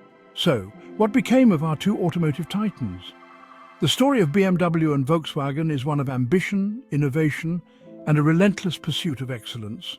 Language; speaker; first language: English; native; English